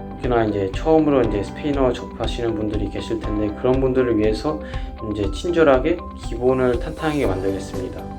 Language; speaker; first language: Korean; early bilingual, other home language; Spanish